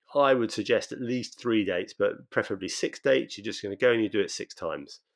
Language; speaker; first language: English; native; English